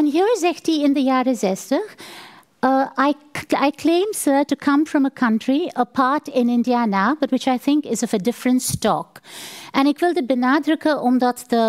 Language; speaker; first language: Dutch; non-native, fluent; Tamil